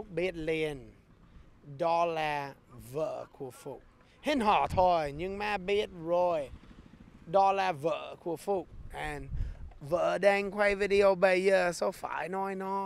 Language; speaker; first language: Vietnamese; non-native, learner; English